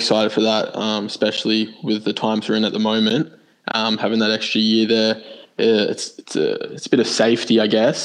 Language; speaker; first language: English; native; English